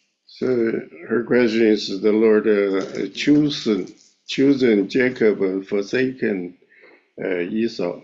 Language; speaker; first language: English; non-native, fluent; Chinese